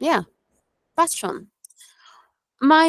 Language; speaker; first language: German; non-native, fluent; Spanish